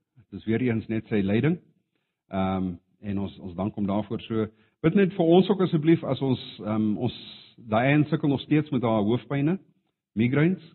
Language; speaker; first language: Afrikaans; non-native, local second language; English